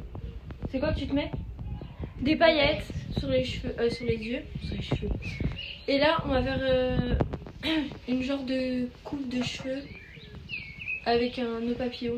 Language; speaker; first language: French; native; French